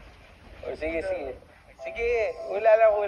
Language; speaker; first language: Filipino; native; Filipino